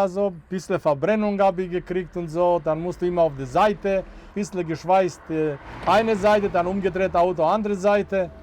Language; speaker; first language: German; non-native, fluent; Serbian